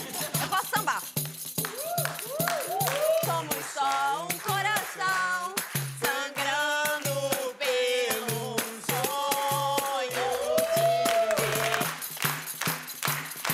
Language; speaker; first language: Portuguese; native; Portuguese